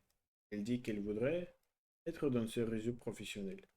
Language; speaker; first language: French; non-native, learner; Russian